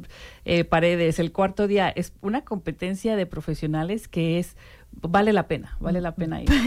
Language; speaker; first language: Spanish; native; Spanish